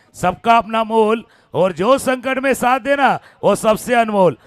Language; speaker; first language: Hindi; non-native, local second language; Marathi